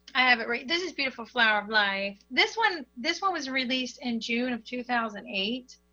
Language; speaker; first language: English; native; English